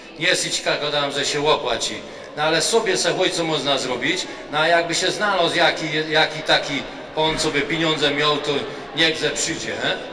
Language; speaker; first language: Polish; native; Polish